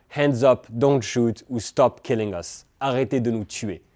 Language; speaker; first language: French; native; French